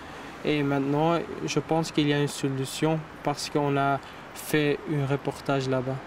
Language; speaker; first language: French; non-native, learner; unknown